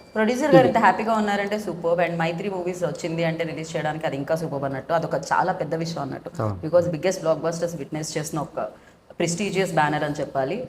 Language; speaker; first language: Telugu; native; Telugu